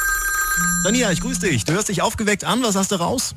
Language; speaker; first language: German; native; German